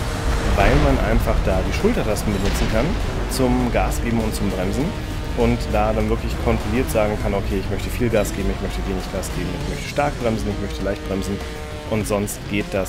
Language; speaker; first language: German; native; German